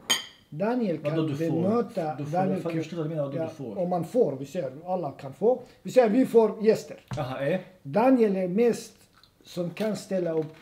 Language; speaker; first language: Swedish; non-native, fluent; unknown